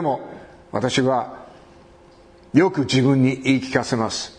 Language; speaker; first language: Japanese; native; Japanese